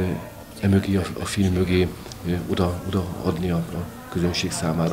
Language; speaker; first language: Hungarian; native; Hungarian